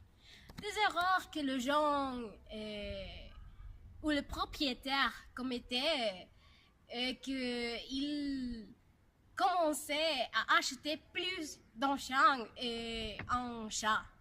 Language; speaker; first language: French; non-native, learner; Spanish